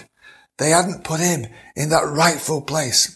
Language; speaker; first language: English; native; English